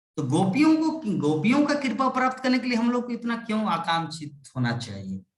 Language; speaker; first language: Hindi; non-native, local second language; Bangla